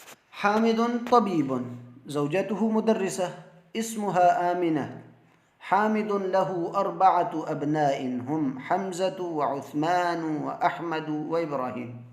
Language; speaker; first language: Arabic; non-native, fluent; Urdu